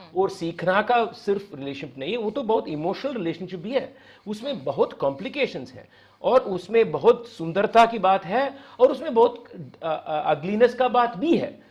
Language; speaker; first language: Hindi; non-native, local second language; Tamil